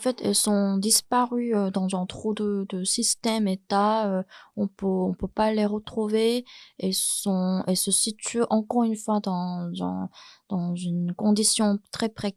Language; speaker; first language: French; non-native, fluent; Chinese